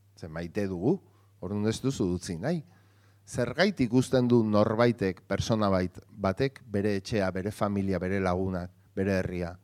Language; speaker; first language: Basque; non-native, local second language; Spanish